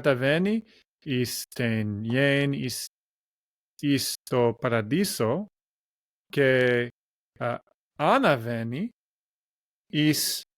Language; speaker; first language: Greek; non-native, learner; English